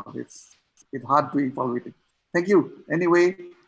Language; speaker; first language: English; non-native, learner; Indonesian